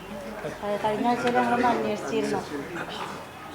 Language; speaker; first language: Malayalam; native; Malayalam